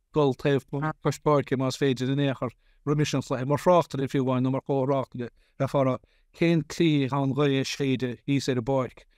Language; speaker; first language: Irish; native; Irish